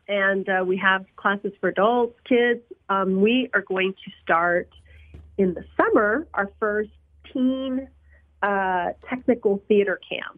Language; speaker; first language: English; early bilingual, other home language; Spanish